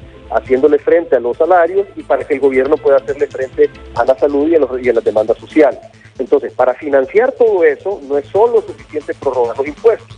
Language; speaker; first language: Spanish; native; Spanish